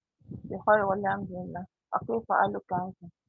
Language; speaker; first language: Arabic; non-native, learner; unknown